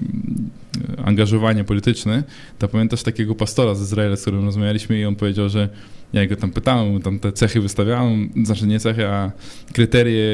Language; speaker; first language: Polish; non-native, fluent; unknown